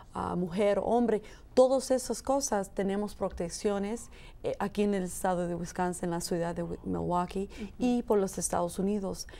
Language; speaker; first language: Spanish; early bilingual, heritage; Spanish